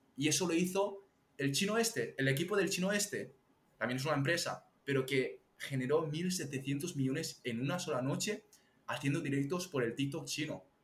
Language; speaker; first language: Spanish; early bilingual, other home language; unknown